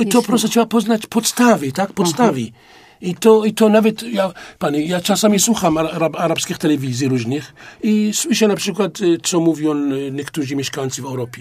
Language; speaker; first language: Polish; non-native, fluent; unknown